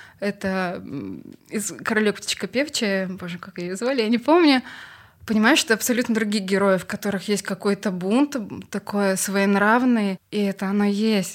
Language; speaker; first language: Russian; native; Russian